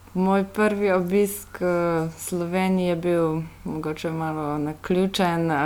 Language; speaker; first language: Slovenian; non-native, fluent; Polish